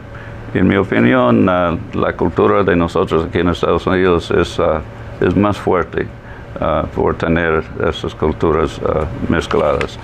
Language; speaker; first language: Spanish; non-native, fluent; English